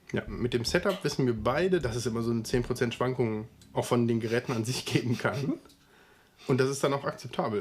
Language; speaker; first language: German; native; German